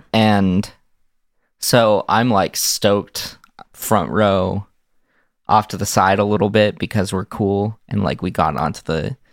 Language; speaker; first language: English; native; English